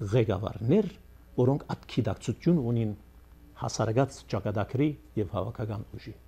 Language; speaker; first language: Armenian; early bilingual, heritage; Armenian